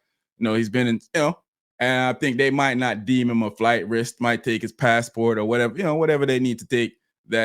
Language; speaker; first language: English; native; English